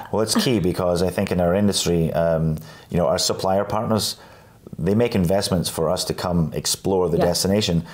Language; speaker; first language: English; native; English